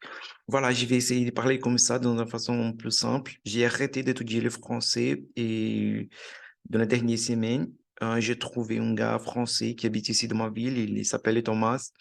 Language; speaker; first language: French; non-native, learner; Portuguese